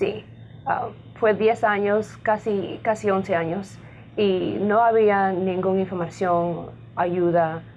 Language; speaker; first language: Spanish; early bilingual, heritage; Spanish